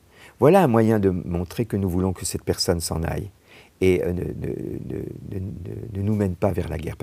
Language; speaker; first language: French; native; French